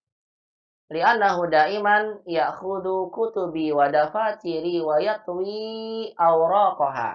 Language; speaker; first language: Arabic; non-native, fluent; Indonesian